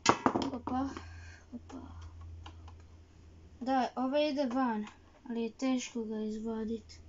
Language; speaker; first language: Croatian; early bilingual, heritage; Croatian